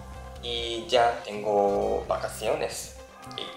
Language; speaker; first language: Spanish; non-native, learner; Japanese